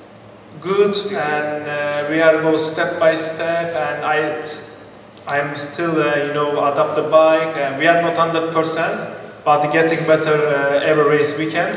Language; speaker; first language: English; non-native, learner; Turkish